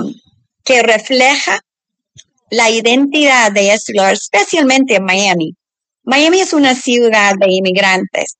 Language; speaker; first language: Spanish; early bilingual, other home language; English